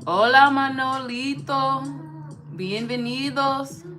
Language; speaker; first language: Spanish; non-native, learner; English